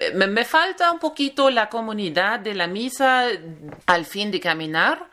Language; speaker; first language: Spanish; non-native, learner; German